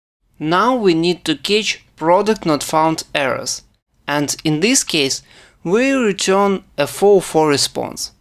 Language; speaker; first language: English; non-native, fluent; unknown